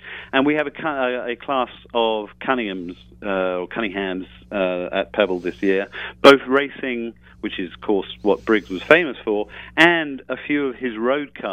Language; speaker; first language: English; native; English